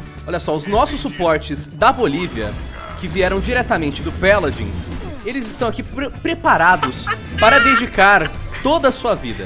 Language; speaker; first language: Portuguese; native; Portuguese